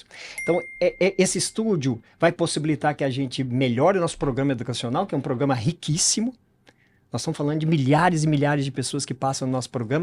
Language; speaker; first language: Portuguese; native; Portuguese